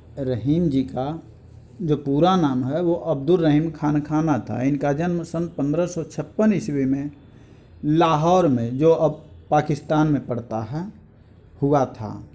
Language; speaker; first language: Hindi; native; Hindi